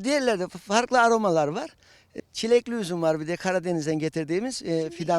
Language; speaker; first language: Turkish; native; Turkish